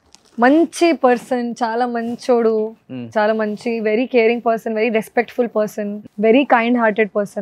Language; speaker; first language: Telugu; non-native, fluent; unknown